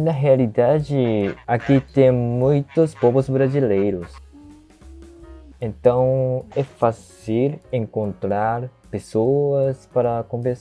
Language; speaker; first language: Portuguese; non-native, learner; Japanese